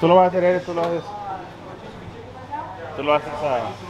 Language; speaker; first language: Spanish; early bilingual, other home language; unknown